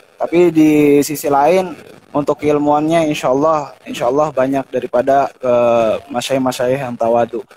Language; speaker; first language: Indonesian; native; Indonesian